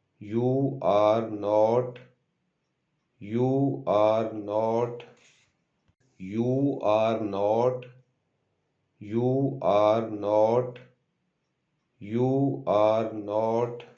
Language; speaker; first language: English; non-native, local second language; Urdu